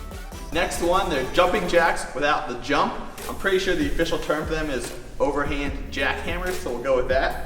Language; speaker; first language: English; native; English